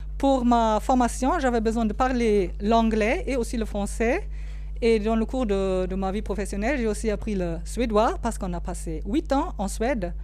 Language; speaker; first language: French; non-native, fluent; German